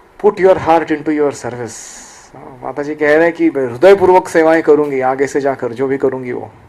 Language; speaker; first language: Hindi; non-native, local second language; Marathi